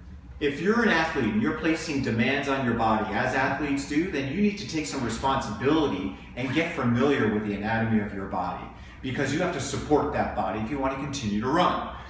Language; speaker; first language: English; native; English